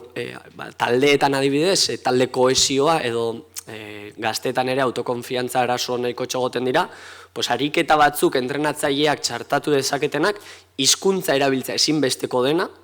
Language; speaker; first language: Basque; native; Basque